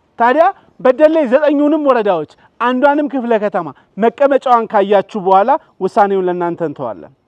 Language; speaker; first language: Amharic; non-native, local second language; Oromo